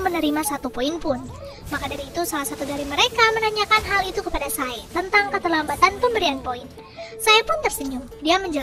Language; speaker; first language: Indonesian; native; Indonesian